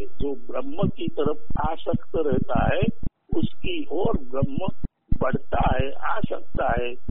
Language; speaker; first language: Hindi; non-native, local second language; Marathi